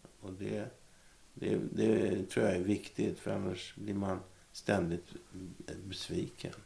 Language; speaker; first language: Swedish; native; Swedish